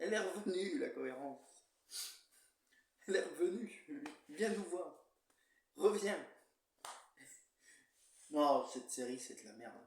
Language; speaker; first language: French; native; French